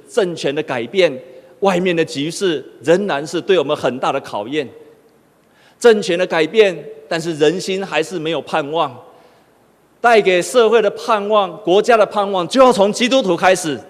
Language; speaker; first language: Chinese; native; Chinese